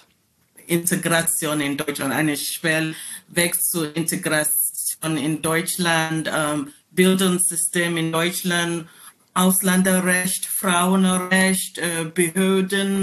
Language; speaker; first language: German; non-native, learner; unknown